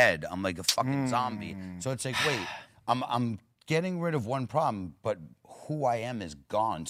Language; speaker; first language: English; native; English